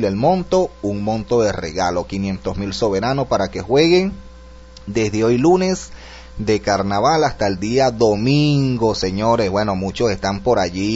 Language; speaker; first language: Spanish; native; Spanish